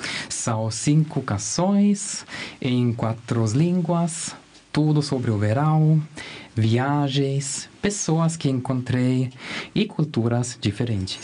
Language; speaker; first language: Portuguese; non-native, learner; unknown